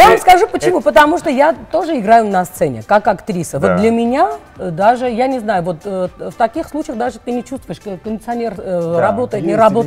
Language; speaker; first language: Russian; non-native, local second language; Armenian